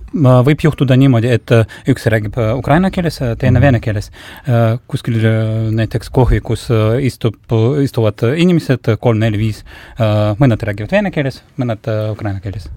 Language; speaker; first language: Estonian; non-native, local second language; Russian